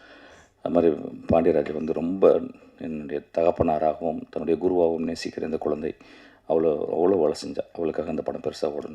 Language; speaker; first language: Tamil; native; Tamil